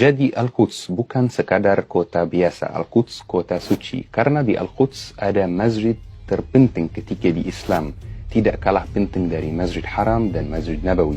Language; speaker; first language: Indonesian; non-native, fluent; Arabic